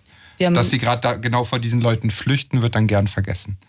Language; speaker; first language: German; native; German